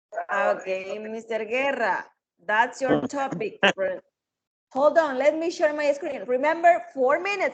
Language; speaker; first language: English; non-native, fluent; Spanish